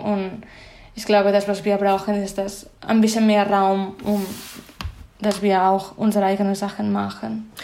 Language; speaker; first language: German; non-native, fluent; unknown